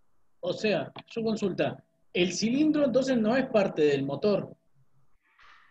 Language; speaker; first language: Spanish; native; Spanish